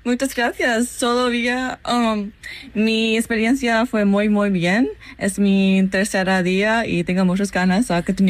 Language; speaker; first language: Spanish; non-native, fluent; English